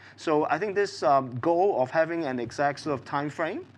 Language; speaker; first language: English; non-native, local second language; Cantonese